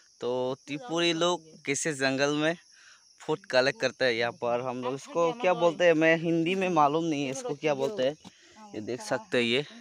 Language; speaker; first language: Hindi; non-native, local second language; Kok Borok